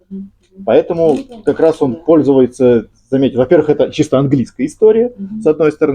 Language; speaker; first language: Russian; native; Russian